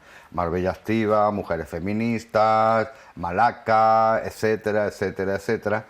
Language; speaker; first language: Spanish; native; Spanish